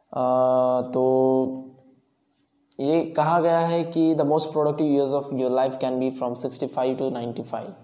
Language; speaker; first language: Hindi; non-native, local second language; Marathi